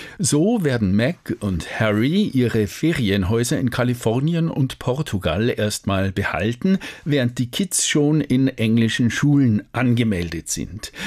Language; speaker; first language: German; native; German